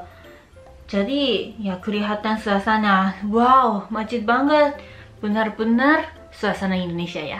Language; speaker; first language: Indonesian; non-native, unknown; Japanese